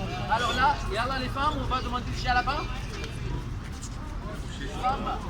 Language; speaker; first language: French; non-native, learner; Arabic